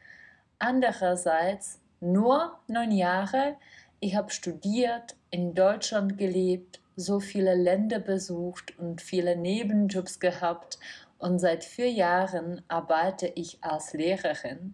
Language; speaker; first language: German; non-native, fluent; Czech